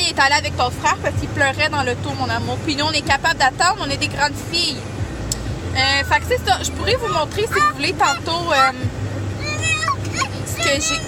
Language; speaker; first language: French; native; French